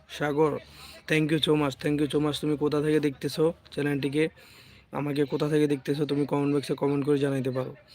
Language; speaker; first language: Bangla; native; Bangla